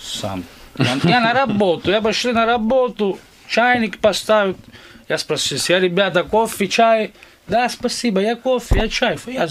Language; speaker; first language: Russian; non-native, learner; Italian